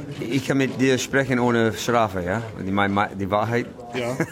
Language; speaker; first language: German; non-native, learner; English